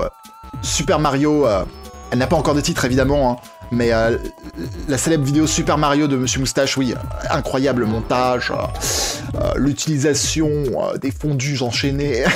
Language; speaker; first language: French; native; French